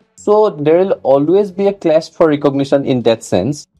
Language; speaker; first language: English; non-native, local second language; Assamese